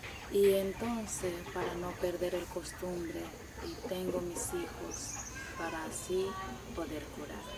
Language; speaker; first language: Spanish; non-native, local second language; Shipibo-Conibo